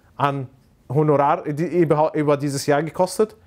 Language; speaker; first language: German; non-native, fluent; Arabic